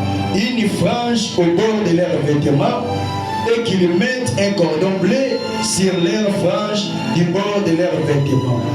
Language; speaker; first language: French; non-native, local second language; Lingala